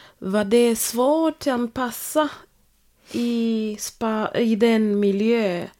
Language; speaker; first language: Swedish; non-native, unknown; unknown